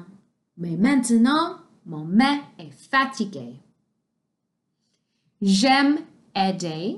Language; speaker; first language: French; non-native, fluent; English